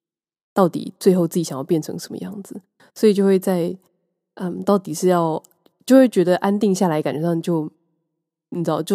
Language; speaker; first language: Chinese; native; Chinese